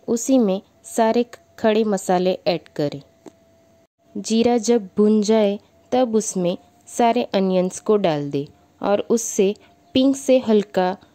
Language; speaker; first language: Hindi; native; Hindi